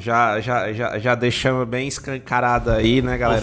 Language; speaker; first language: Portuguese; native; Portuguese